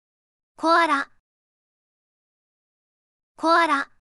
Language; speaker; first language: Japanese; native; Japanese